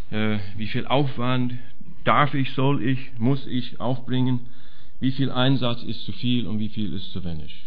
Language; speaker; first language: German; non-native, fluent; English